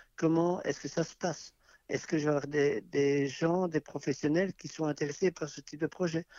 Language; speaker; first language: French; native; French